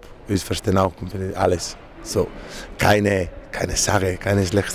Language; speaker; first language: German; non-native, learner; Spanish